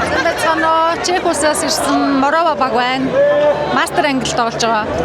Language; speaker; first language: Mongolian; native; Mongolian